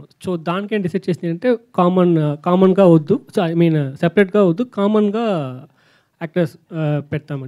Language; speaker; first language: Telugu; non-native, learner; Tamil